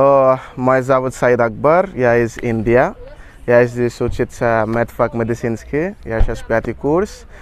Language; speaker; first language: Russian; non-native, learner; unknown